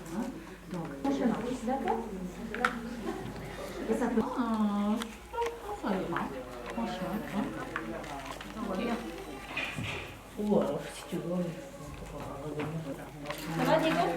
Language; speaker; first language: French; non-native, fluent; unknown